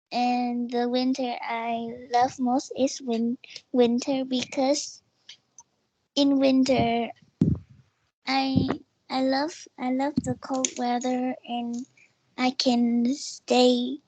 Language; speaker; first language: English; non-native, learner; Vietnamese